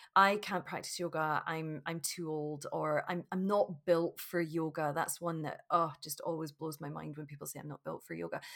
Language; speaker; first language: English; native; English